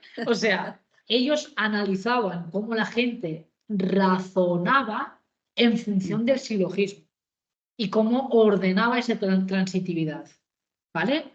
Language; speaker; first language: Spanish; native; Spanish